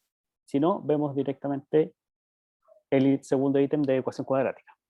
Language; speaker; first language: Spanish; native; Spanish